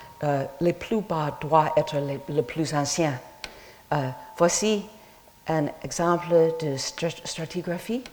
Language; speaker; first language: French; non-native, fluent; English